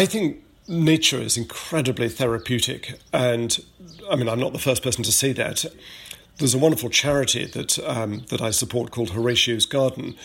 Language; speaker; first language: English; native; English